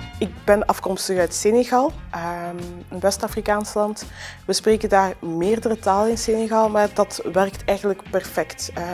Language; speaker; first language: Dutch; early bilingual, other home language; Wolof